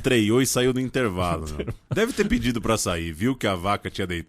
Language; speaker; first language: Portuguese; native; Portuguese